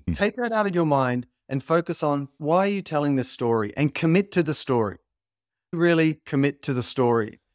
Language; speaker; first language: English; native; English